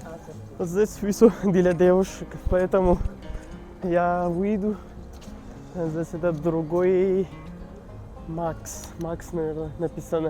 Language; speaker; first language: Russian; non-native, learner; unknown